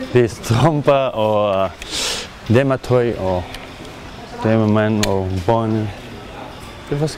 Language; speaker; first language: Danish; non-native, learner; Arabic